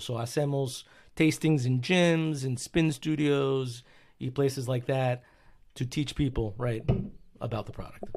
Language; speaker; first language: English; early bilingual, other home language; Spanish